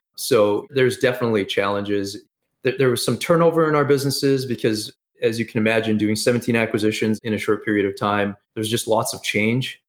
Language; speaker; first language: English; native; English